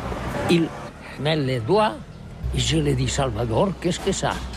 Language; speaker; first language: French; non-native, learner; Catalan